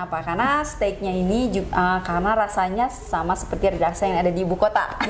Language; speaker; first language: Indonesian; native; Indonesian